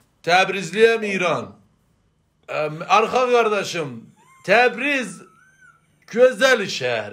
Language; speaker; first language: Turkish; non-native, learner; Azerbaijani